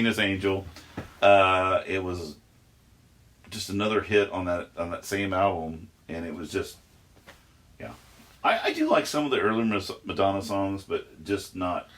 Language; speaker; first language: English; native; English